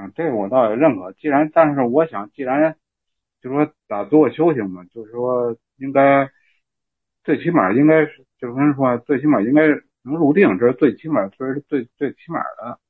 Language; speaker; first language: Chinese; native; Chinese